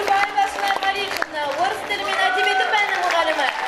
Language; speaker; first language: Kazakh; native; Kazakh